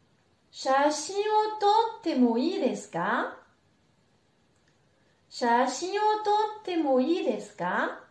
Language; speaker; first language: Japanese; non-native, fluent; French